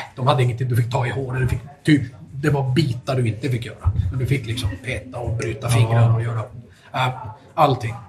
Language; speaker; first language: Swedish; native; Swedish